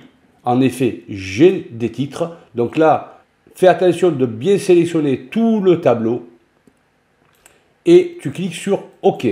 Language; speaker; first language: French; native; French